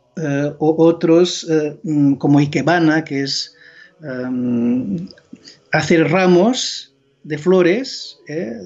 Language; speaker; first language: Spanish; non-native, local second language; Catalan